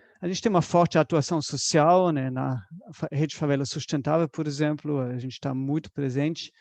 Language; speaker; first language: Portuguese; non-native, fluent; German